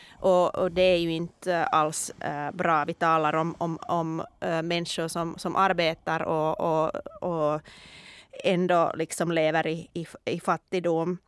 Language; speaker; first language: Swedish; non-native, local second language; Finnish